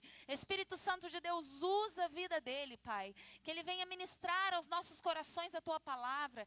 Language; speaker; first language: Portuguese; native; Portuguese